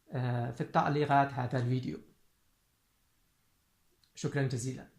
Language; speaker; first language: Arabic; non-native, fluent; Persian